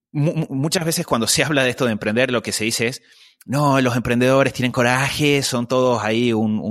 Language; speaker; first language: Spanish; native; Spanish